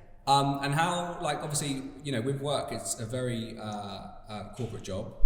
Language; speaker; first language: English; native; English